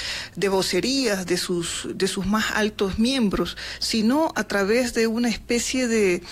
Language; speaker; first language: Spanish; native; Spanish